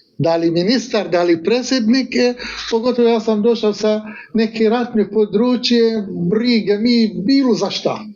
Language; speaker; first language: Bosnian; non-native, fluent; Arabic